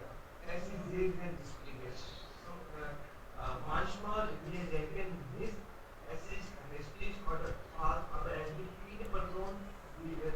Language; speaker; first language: German; non-native, learner; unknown